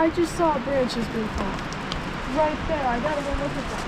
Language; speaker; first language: English; native; English